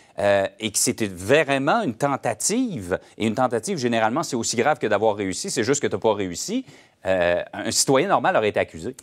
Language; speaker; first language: French; native; French